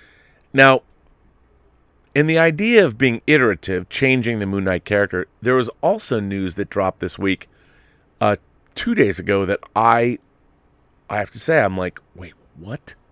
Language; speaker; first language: English; native; English